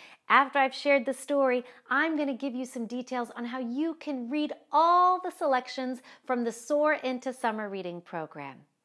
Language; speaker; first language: English; early bilingual, other home language; Spanish